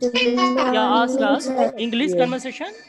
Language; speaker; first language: English; non-native, local second language; Hindi